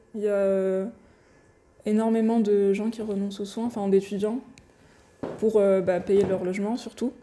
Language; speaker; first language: French; non-native, local second language; Arabic